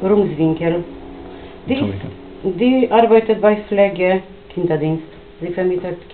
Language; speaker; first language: German; non-native, local second language; Polish